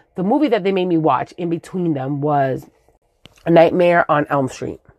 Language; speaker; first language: English; early bilingual, other home language; Spanish